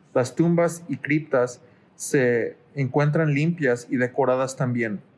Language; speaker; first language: Spanish; early bilingual, heritage; Spanish